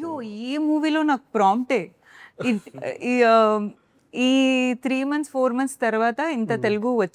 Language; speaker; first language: Telugu; non-native, learner; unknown